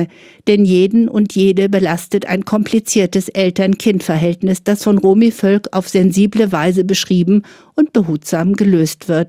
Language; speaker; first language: German; native; German